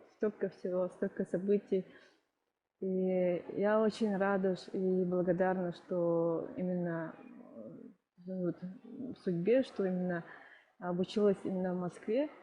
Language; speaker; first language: Russian; non-native, local second language; Yakut